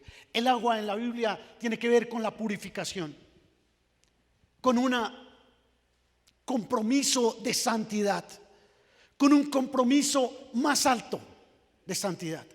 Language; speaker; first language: Spanish; native; Spanish